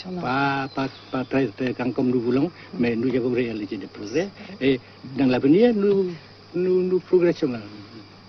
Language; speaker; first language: French; non-native, fluent; Vietnamese